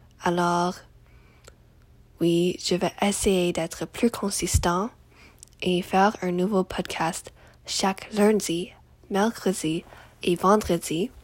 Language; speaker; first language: French; non-native, learner; English